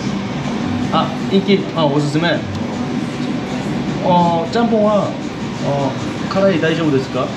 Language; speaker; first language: Japanese; non-native, learner; Korean